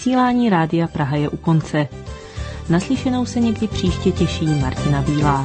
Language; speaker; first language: Czech; native; Czech